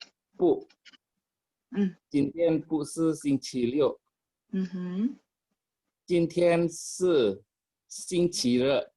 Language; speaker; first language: Chinese; non-native, learner; Indonesian